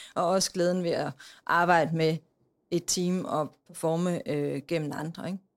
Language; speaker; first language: Danish; native; Danish